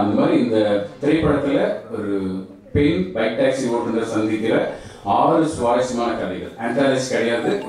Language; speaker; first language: Tamil; native; Tamil